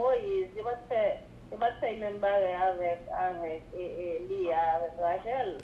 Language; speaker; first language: French; non-native, local second language; Haitian Creole